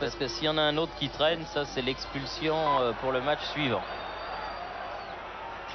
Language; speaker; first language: French; native; French